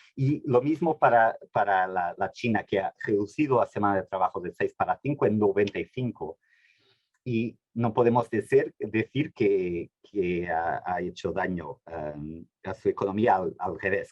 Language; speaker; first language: Spanish; non-native, fluent; Portuguese